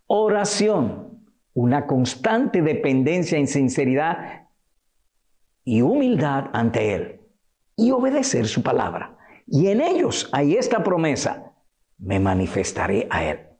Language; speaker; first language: Spanish; native; Spanish